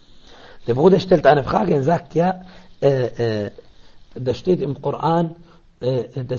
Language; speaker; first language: German; non-native, learner; Arabic